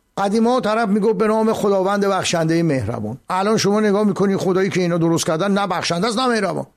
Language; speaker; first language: Persian; native; Persian